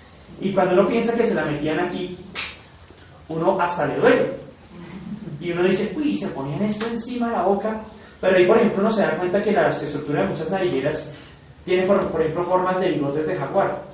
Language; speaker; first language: Spanish; native; Spanish